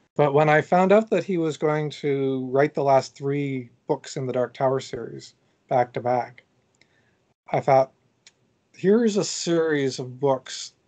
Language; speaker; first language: English; native; English